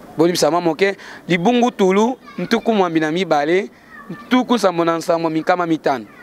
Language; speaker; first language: Lingala; native; Lingala